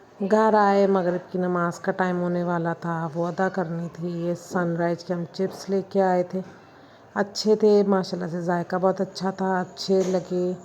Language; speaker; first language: Urdu; native; Urdu